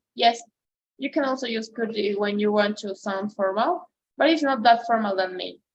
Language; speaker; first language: English; non-native, fluent; Spanish